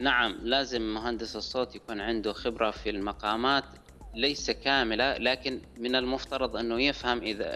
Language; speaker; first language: Arabic; native; Arabic